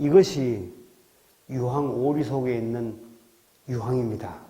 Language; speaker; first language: Korean; native; Korean